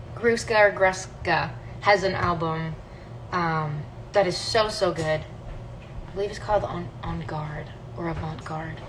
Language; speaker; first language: English; early bilingual, other home language; Italian